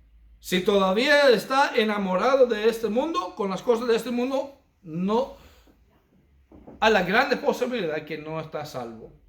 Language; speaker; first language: Spanish; non-native, fluent; English